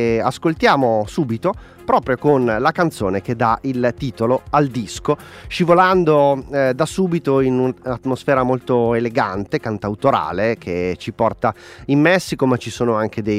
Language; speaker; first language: Italian; native; Italian